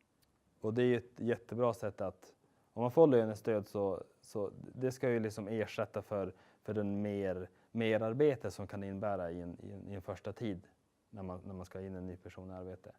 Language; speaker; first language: Swedish; native; Swedish